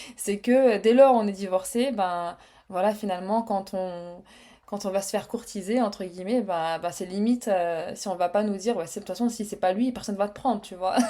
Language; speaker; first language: French; early bilingual, other home language; Arabic